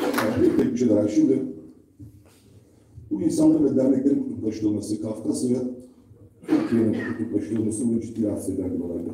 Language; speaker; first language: Turkish; native; Turkish